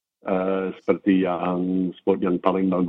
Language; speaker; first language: Indonesian; non-native, fluent; English